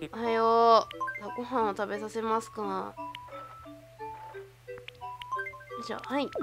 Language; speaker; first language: Japanese; native; Japanese